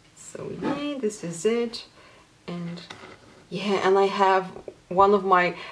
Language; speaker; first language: English; non-native, fluent; Polish